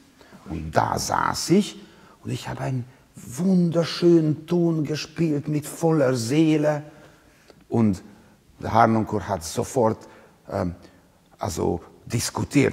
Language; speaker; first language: German; non-native, fluent; Hungarian